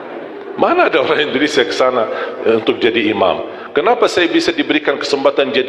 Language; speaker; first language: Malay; non-native, fluent; Arabic